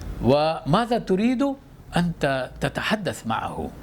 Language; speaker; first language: Arabic; non-native, fluent; Urdu